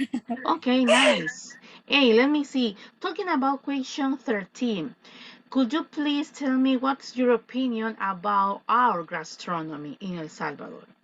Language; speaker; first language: English; non-native, fluent; Spanish